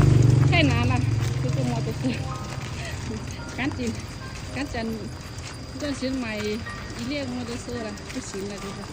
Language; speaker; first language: Chinese; non-native, learner; Lao